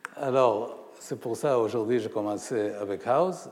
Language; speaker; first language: French; non-native, fluent; Hebrew